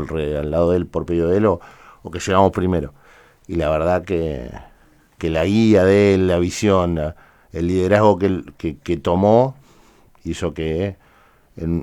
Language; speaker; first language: Spanish; native; Spanish